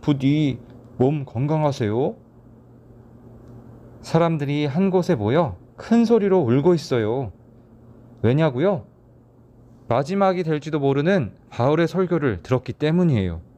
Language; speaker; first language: Korean; native; Korean